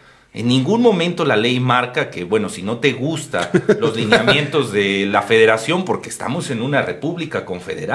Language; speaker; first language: Spanish; native; Spanish